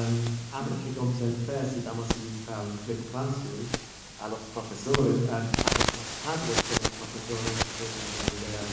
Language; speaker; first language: Spanish; non-native, fluent; English